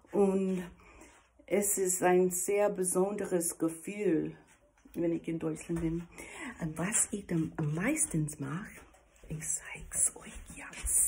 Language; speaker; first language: German; non-native, learner; English